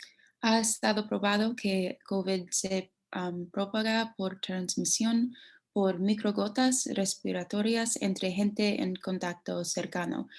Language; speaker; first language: Spanish; non-native, learner; English